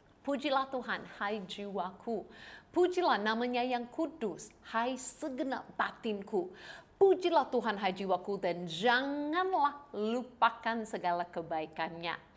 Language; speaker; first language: Indonesian; non-native, fluent; English